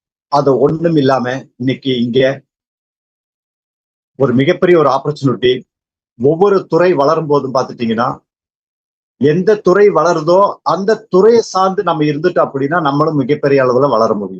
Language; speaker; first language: Tamil; native; Tamil